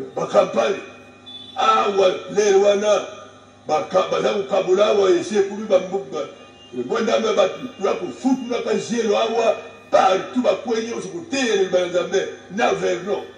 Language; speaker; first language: Lingala; non-native, local second language; Kongo